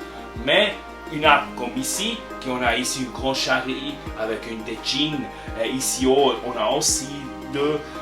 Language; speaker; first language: French; non-native, learner; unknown